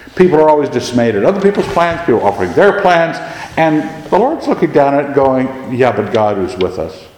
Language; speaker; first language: English; native; English